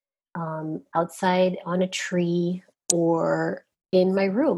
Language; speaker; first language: English; native; English